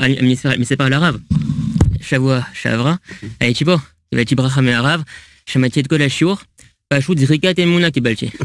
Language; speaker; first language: Hebrew; non-native, fluent; French